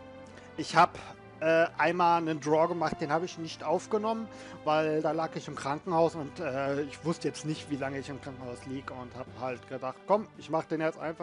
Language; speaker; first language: German; native; German